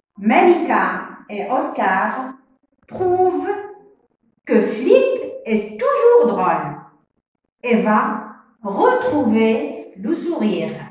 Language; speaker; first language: French; non-native, local second language; Arabic